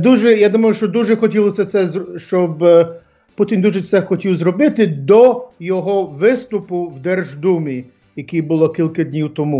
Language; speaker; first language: Ukrainian; early bilingual, heritage; English